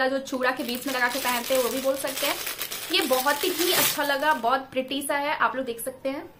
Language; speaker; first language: Hindi; native; Hindi